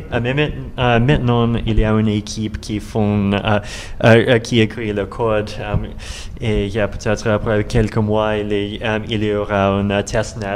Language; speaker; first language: French; non-native, learner; Russian